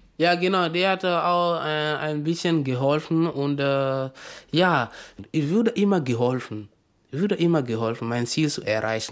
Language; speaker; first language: German; non-native, learner; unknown